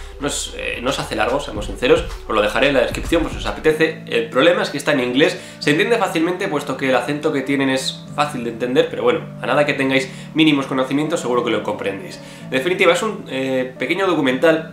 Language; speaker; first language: Spanish; native; Spanish